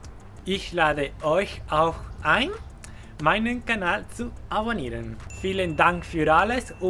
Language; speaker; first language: German; non-native, fluent; Spanish